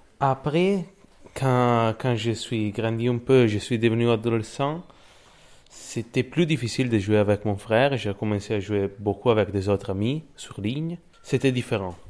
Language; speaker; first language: French; non-native, learner; Italian